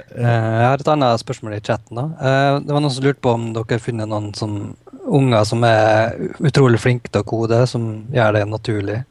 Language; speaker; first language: Norwegian; native; Norwegian